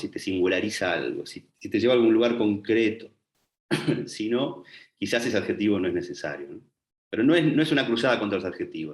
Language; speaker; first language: Spanish; native; Spanish